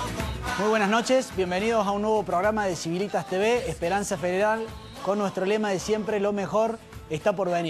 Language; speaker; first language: Spanish; native; Spanish